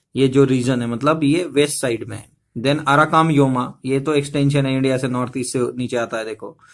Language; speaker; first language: Hindi; non-native, local second language; Marathi